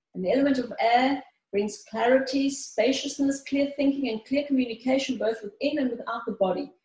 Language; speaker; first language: English; early bilingual, other home language; Greek